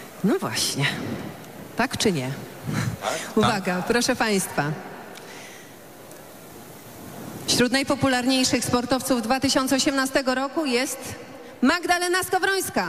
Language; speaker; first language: Polish; native; Polish